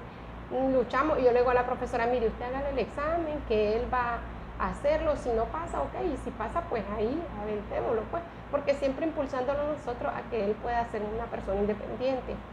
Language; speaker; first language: Spanish; native; Spanish